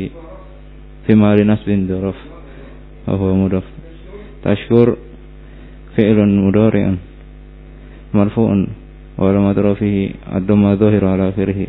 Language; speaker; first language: Arabic; non-native, learner; Indonesian